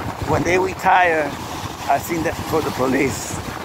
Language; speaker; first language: English; non-native, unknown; Spanish